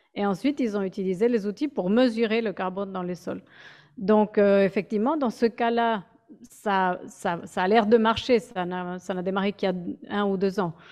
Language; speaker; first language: French; non-native, fluent; Spanish